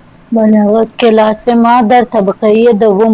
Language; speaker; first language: Persian; non-native, learner; Urdu